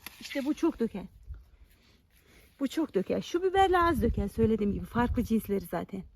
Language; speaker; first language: Turkish; native; Turkish